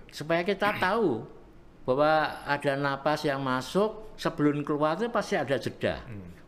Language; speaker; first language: Indonesian; native; Indonesian